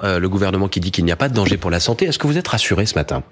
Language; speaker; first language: French; native; French